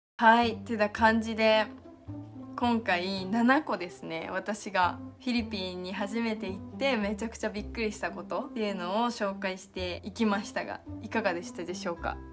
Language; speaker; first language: Japanese; native; Japanese